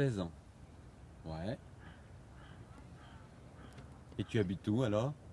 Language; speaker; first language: French; native; French